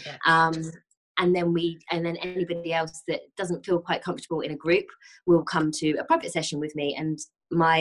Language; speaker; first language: English; native; English